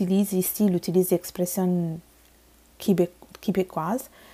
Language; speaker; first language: French; non-native, fluent; Bangla